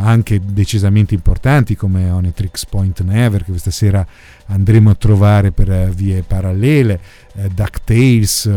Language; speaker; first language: Italian; native; Italian